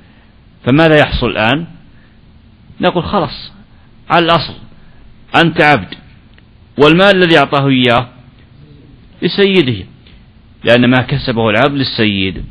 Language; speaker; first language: Arabic; native; Arabic